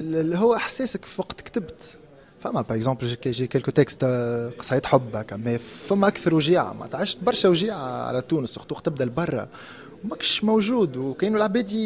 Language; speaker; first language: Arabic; native; Arabic